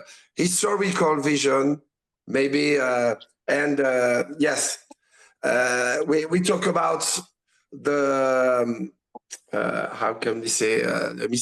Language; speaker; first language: English; non-native, learner; French